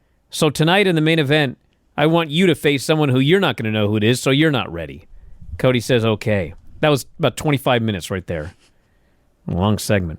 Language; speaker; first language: English; native; English